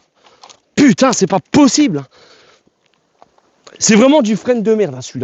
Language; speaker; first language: French; native; French